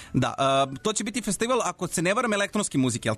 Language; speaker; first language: Serbian; native; Serbian